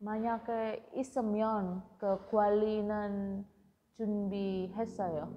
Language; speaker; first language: Korean; non-native, learner; Indonesian